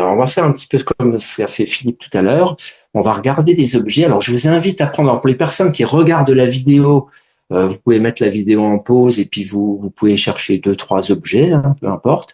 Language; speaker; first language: French; native; French